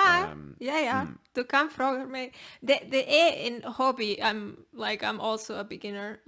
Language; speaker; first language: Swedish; non-native, learner; Spanish